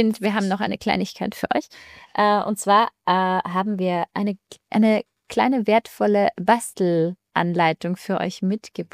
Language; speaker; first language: German; native; German